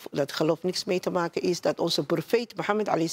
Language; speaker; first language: Dutch; non-native, learner; Somali